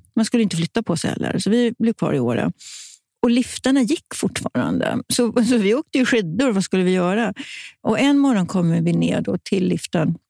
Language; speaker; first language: Swedish; native; Swedish